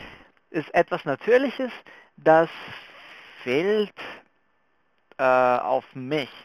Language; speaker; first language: German; non-native, fluent; Spanish